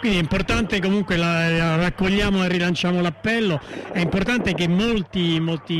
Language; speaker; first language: Italian; native; Italian